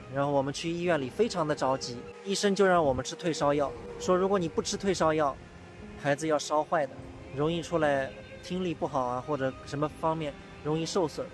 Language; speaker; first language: Chinese; non-native, local second language; Wu Chinese